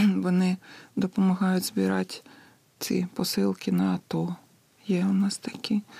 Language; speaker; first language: Ukrainian; non-native, fluent; Lithuanian